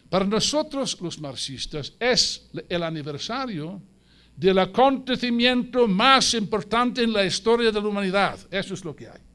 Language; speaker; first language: Spanish; non-native, fluent; English